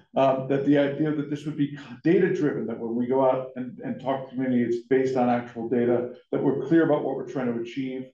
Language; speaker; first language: English; native; English